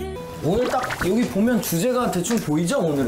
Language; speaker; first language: Korean; native; Korean